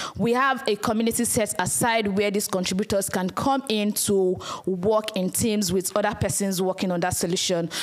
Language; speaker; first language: English; non-native, local second language; Yoruba